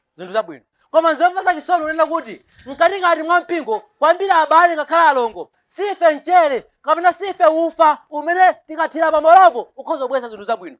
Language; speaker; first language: Nyanja; native; Nyanja